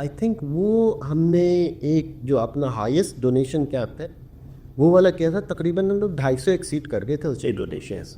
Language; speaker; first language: Urdu; early bilingual, heritage; Urdu